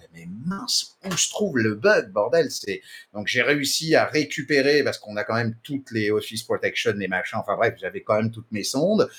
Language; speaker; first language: French; native; French